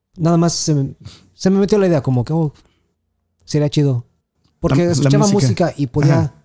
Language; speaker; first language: Spanish; early bilingual, heritage; Spanish